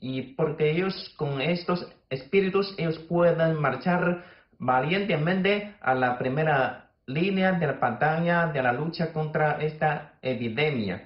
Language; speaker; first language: Spanish; non-native, fluent; Chinese